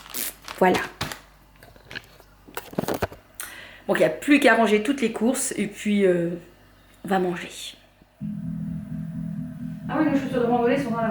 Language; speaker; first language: French; native; French